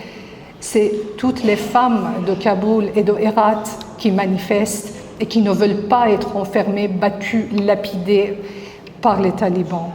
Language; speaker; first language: French; non-native, fluent; Persian